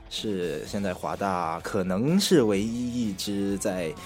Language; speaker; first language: Chinese; native; Chinese